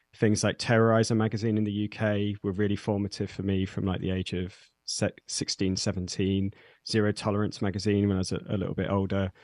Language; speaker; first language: English; native; English